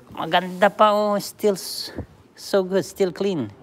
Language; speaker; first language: English; non-native, local second language; Filipino